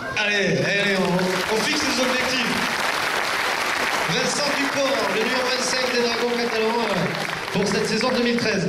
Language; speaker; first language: French; native; French